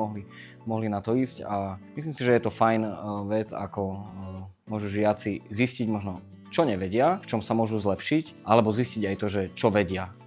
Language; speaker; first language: Slovak; native; Slovak